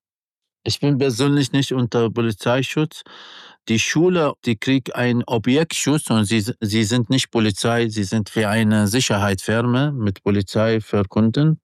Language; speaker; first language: German; non-native, learner; Arabic